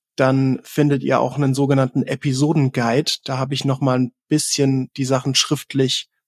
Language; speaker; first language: German; native; German